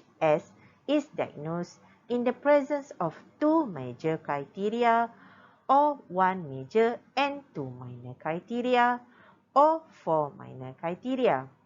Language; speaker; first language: English; non-native, local second language; Malay